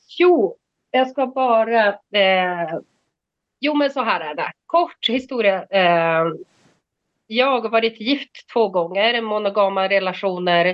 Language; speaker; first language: Swedish; non-native, fluent; Portuguese